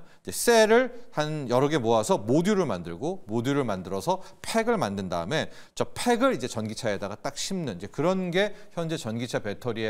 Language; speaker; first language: Korean; native; Korean